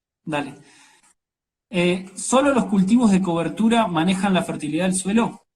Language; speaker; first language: Spanish; native; Spanish